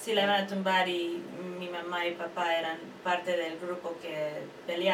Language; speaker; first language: Spanish; early bilingual, heritage; Spanish